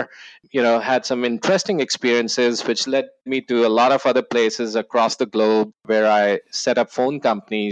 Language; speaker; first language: English; non-native, local second language; Hindi